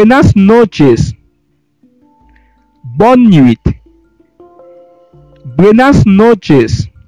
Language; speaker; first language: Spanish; non-native, fluent; Haitian Creole